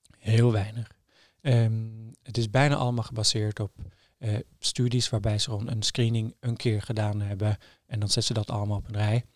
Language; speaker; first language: Dutch; non-native, fluent; Norwegian